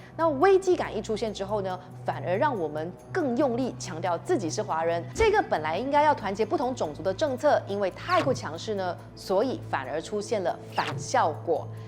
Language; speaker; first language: Chinese; native; Chinese